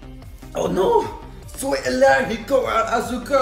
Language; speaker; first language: Spanish; non-native, learner; English